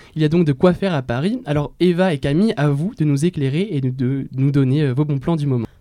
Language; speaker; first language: French; native; French